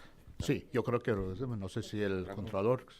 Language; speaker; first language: Spanish; non-native, fluent; English